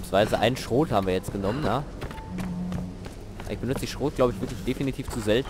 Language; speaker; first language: German; native; German